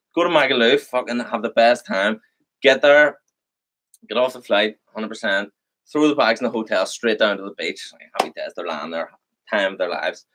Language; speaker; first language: English; native; English